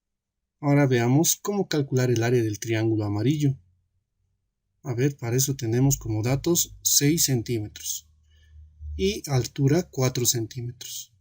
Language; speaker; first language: Spanish; native; Spanish